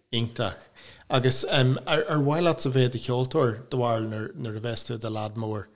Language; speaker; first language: Irish; non-native, local second language; English